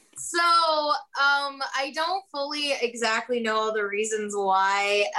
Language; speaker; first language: English; native; English